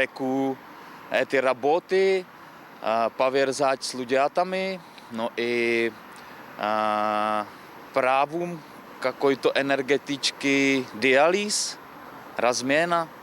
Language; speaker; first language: Macedonian; non-native, learner; Czech